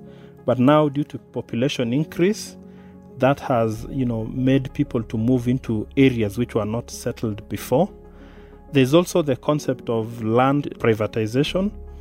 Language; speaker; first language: English; non-native, local second language; Masai